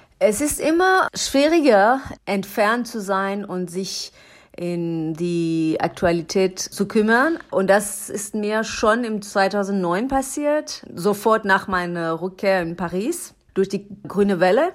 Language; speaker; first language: German; non-native, learner; Persian